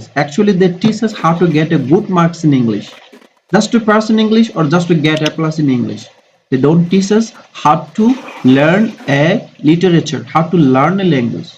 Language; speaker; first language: English; non-native, fluent; Bangla